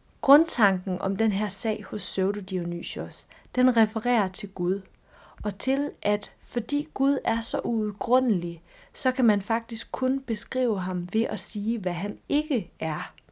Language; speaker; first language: Danish; native; Danish